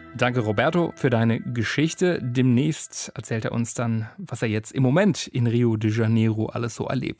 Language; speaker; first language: German; native; German